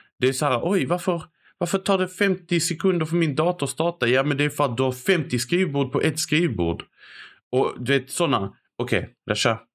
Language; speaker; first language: Swedish; early bilingual, other home language; Arabic